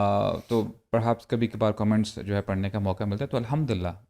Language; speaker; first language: Urdu; native; Urdu